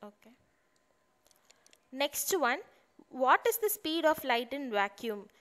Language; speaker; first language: English; non-native, local second language; Tamil